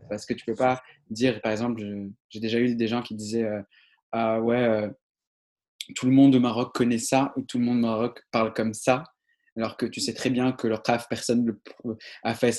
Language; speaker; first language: French; non-native, local second language; Arabic